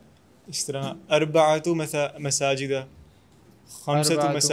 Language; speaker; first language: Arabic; non-native, learner; Urdu